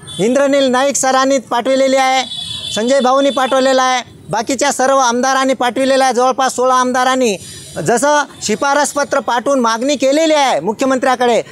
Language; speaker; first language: Marathi; non-native, local second language; Lambadi